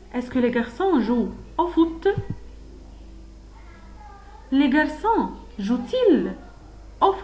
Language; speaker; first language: French; non-native, fluent; Arabic